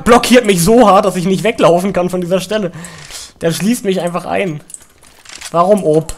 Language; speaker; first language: German; native; German